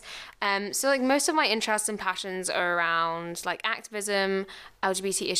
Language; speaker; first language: English; native; English